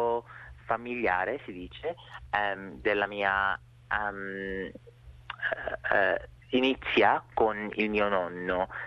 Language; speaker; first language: Italian; non-native, fluent; English